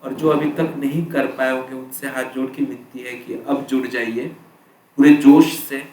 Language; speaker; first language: Hindi; non-native, local second language; Marathi